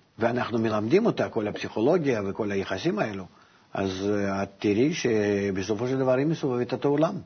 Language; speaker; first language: Hebrew; non-native, fluent; Russian